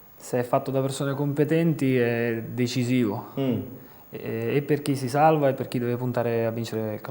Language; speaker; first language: Italian; native; Italian